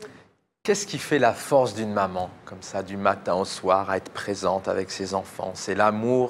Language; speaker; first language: French; native; French